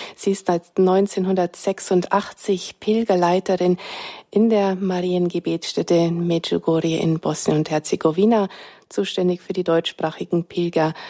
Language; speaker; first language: German; native; German